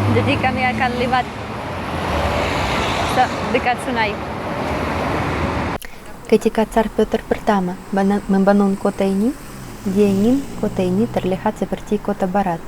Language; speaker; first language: Indonesian; non-native, fluent; Russian